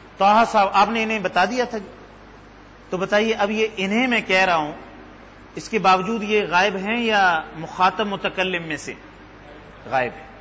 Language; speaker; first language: Urdu; native; Urdu